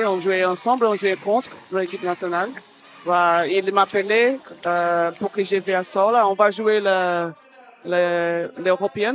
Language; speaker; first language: French; non-native, fluent; Portuguese